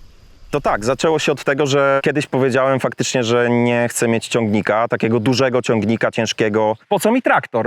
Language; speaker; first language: Polish; native; Polish